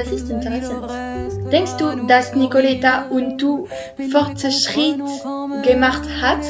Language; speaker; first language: German; non-native, learner; French